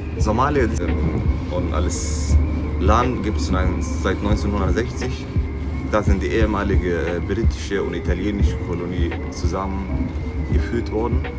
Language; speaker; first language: German; non-native, learner; Somali